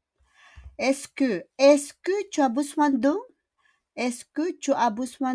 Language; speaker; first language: French; non-native, fluent; Filipino